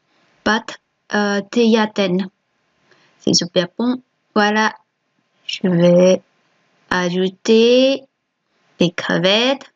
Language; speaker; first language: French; non-native, learner; Vietnamese